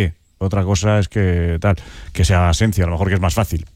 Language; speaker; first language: Spanish; native; Spanish